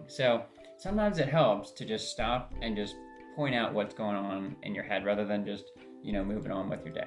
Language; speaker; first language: English; native; English